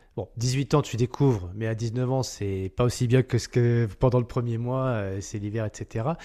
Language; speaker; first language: French; native; French